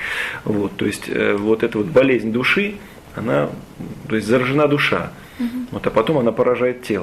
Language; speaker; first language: Russian; native; Russian